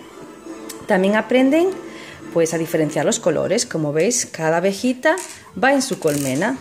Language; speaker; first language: Spanish; native; Spanish